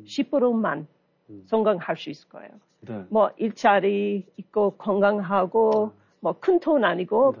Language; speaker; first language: Korean; non-native, learner; English